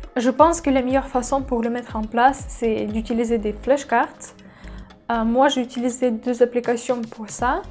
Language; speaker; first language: French; non-native, fluent; Russian